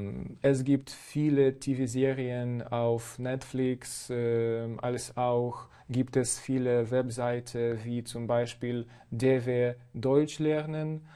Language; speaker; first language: German; non-native, fluent; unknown